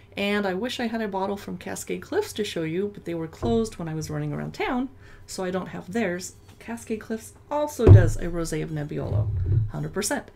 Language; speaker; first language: English; native; English